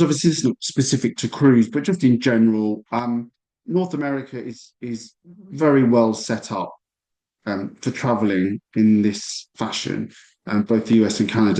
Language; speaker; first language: English; native; English